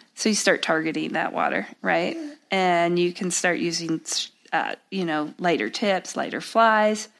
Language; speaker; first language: English; native; English